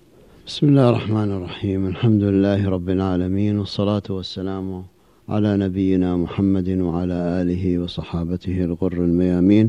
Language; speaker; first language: Arabic; native; Arabic